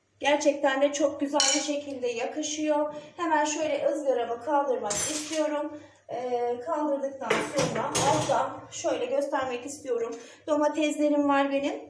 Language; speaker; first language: Turkish; native; Turkish